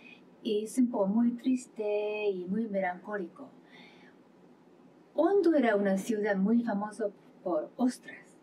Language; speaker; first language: Spanish; non-native, learner; Japanese